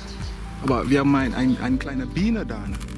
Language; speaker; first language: German; non-native, learner; English